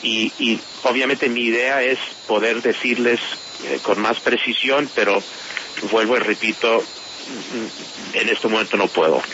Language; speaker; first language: Spanish; non-native, fluent; English